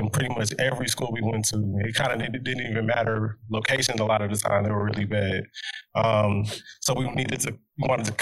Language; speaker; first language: English; native; English